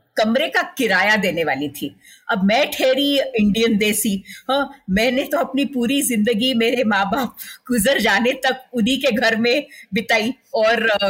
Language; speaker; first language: Hindi; non-native, local second language; Marathi